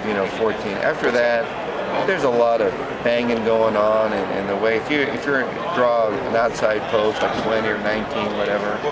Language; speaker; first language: English; native; English